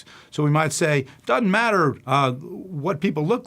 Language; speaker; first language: English; native; English